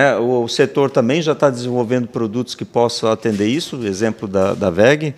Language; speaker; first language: Portuguese; native; Portuguese